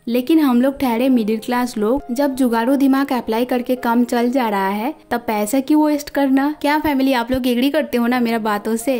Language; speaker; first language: Hindi; non-native, local second language; Bangla